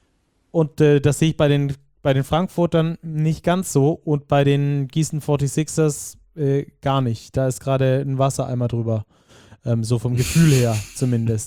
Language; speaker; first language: German; native; German